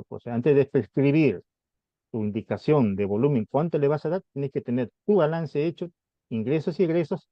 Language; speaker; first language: Spanish; native; Spanish